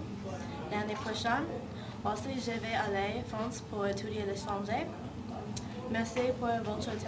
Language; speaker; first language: French; non-native, learner; English